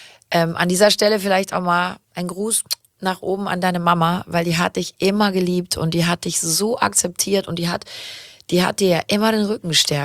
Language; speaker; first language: German; native; German